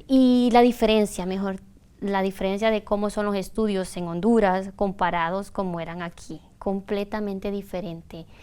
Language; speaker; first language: Spanish; native; Spanish